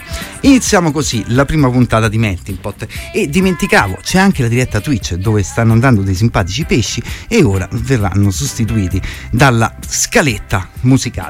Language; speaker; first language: Italian; native; Italian